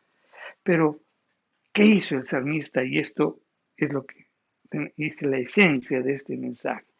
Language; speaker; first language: Spanish; native; Spanish